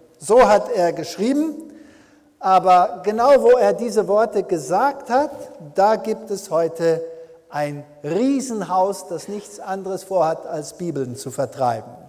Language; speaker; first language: German; early bilingual, heritage; German